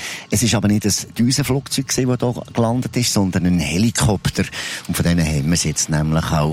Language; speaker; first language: German; native; German